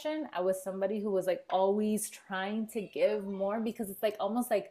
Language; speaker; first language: English; native; English